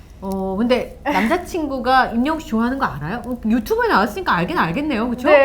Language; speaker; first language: Korean; native; Korean